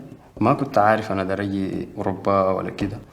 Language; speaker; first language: Arabic; native; Arabic